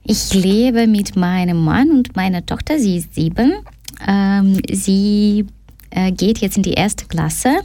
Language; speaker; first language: German; non-native, fluent; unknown